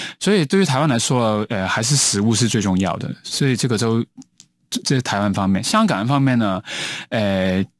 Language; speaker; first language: Chinese; non-native, local second language; Cantonese